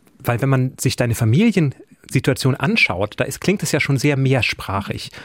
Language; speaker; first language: German; native; German